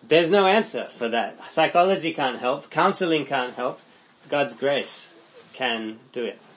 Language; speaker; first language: English; native; English